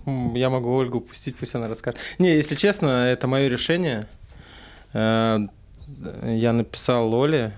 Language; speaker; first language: Russian; native; Russian